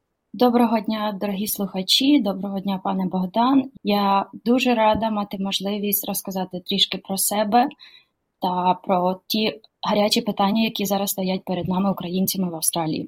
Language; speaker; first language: Ukrainian; native; Ukrainian